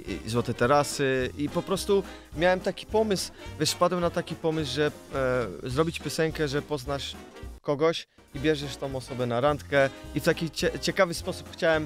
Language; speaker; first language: Polish; early bilingual, other home language; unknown